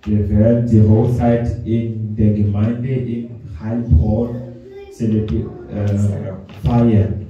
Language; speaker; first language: German; non-native, learner; French